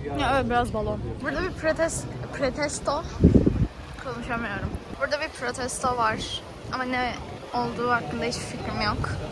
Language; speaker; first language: Turkish; early bilingual, heritage; Turkish